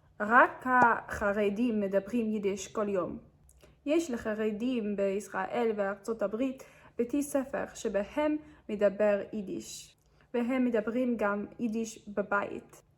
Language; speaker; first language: Hebrew; non-native, fluent; Yiddish